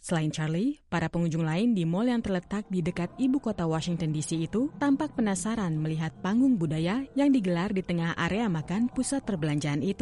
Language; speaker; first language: Indonesian; native; Indonesian